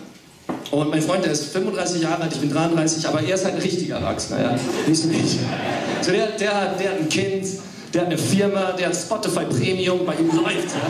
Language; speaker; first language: German; early bilingual, other home language; English